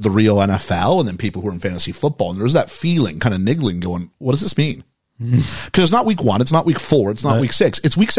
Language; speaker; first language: English; native; English